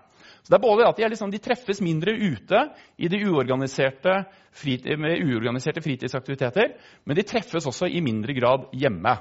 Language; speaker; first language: Norwegian; native; Norwegian